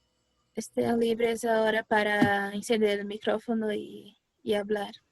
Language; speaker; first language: Spanish; non-native, fluent; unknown